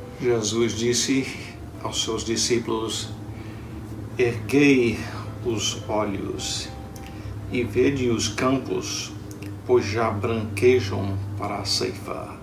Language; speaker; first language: Portuguese; early bilingual, other home language; English